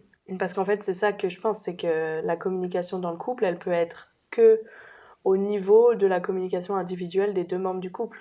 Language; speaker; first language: French; native; French